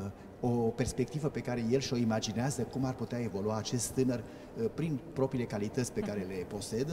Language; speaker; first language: Romanian; native; Romanian